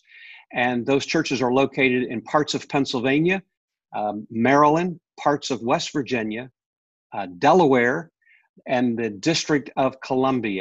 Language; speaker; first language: English; native; English